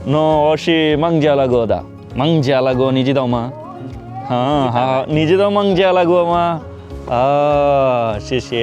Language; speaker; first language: Chinese; non-native, learner; Bangla